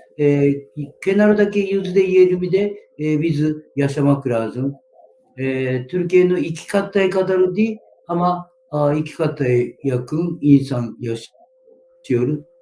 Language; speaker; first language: Turkish; non-native, learner; Japanese